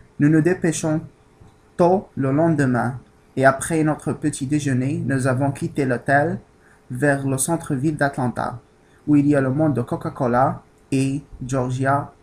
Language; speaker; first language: French; non-native, learner; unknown